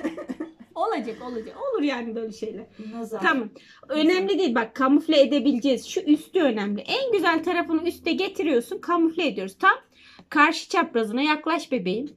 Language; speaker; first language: Turkish; native; Turkish